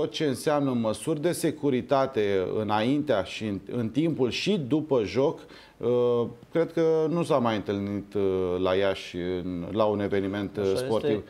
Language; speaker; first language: Romanian; native; Romanian